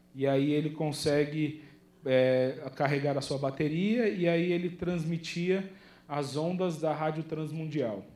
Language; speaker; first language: Portuguese; native; Portuguese